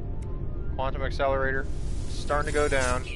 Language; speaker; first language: English; native; English